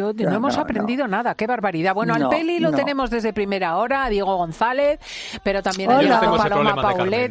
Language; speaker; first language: Spanish; native; Spanish